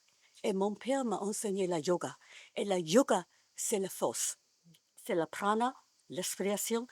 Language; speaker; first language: French; non-native, learner; Japanese